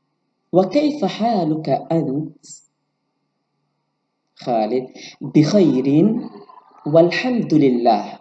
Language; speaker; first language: Arabic; non-native, learner; Indonesian